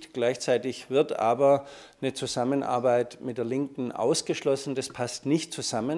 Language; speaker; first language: German; native; German